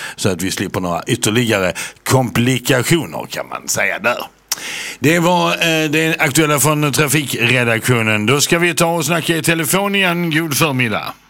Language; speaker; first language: Swedish; native; Swedish